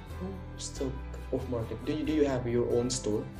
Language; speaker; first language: English; non-native, fluent; Indonesian